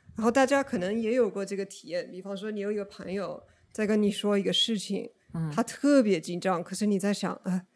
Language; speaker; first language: Chinese; non-native, fluent; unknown